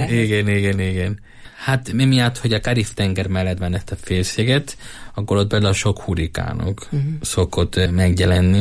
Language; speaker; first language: Hungarian; non-native, learner; Spanish